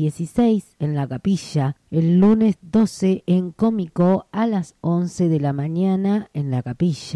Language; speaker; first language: Spanish; native; Spanish